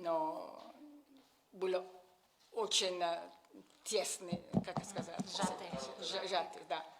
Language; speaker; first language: Russian; non-native, learner; Italian